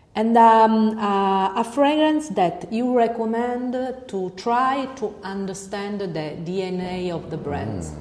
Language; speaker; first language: English; non-native, learner; Italian